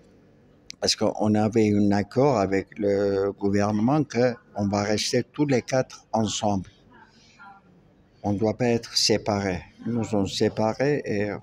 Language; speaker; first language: French; non-native, local second language; Armenian